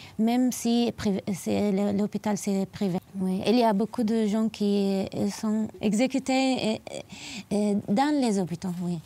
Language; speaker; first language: French; non-native, learner; Arabic